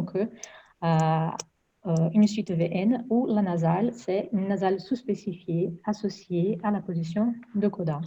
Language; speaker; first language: French; non-native, fluent; Portuguese